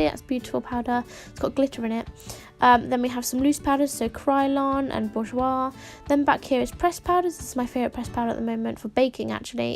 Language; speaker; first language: English; native; English